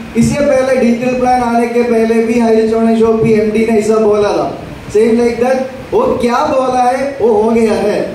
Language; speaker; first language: Hindi; non-native, local second language; Malayalam